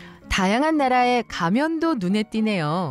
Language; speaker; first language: Korean; native; Korean